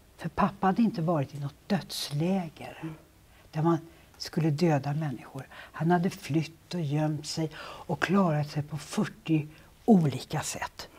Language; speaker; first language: Swedish; native; Swedish